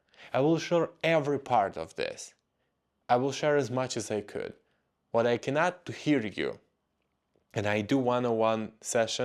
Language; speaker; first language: English; non-native, fluent; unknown